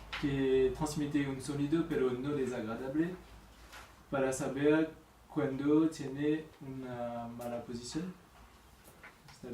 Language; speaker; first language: Spanish; non-native, learner; French